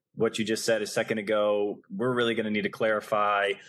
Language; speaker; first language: English; native; English